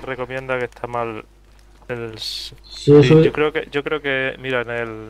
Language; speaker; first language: Spanish; native; Spanish